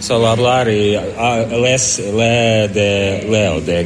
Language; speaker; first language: Spanish; non-native, learner; Ukrainian